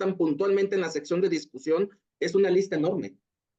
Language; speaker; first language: Spanish; native; Spanish